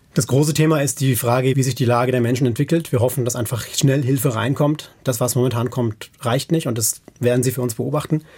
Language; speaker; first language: German; native; German